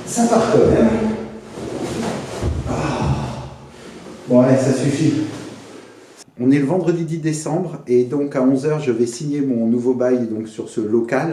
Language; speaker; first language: French; native; French